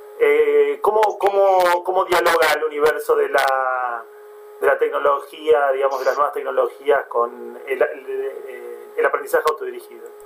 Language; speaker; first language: Spanish; native; Spanish